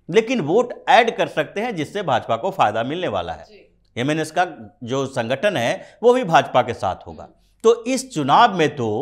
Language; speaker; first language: Hindi; native; Hindi